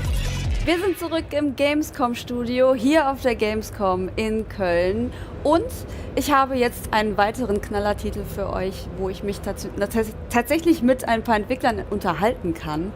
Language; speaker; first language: German; native; German